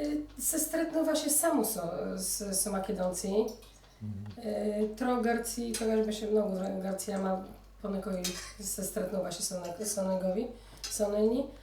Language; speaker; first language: Macedonian; early bilingual, heritage; Polish